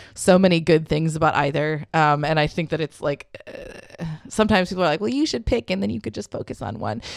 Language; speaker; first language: English; native; English